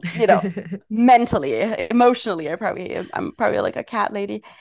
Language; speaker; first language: English; non-native, fluent; German